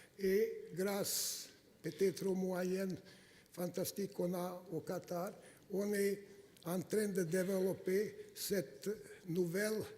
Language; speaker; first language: French; non-native, fluent; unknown